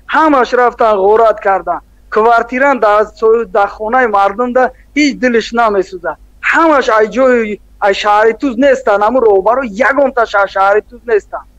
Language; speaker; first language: Tajik; native; Tajik